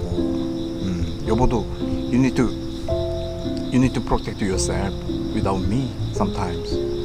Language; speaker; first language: English; non-native, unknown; Korean